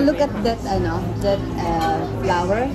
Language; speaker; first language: English; non-native, local second language; Filipino